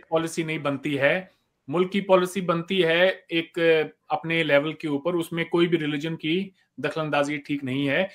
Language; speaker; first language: Hindi; native; Hindi